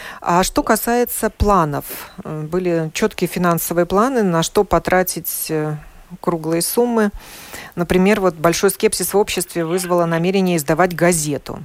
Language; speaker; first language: Russian; native; Russian